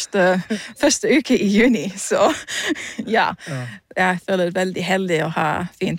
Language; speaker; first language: Norwegian; non-native, fluent; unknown